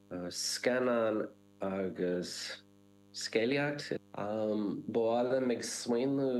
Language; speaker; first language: Irish; non-native, learner; English